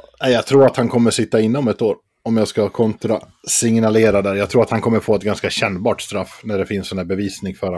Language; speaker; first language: Swedish; native; Swedish